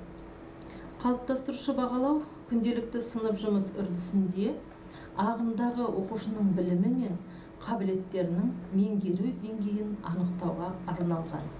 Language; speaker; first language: Kazakh; native; Kazakh